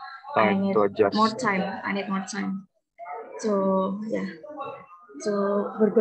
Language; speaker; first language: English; non-native, learner; Indonesian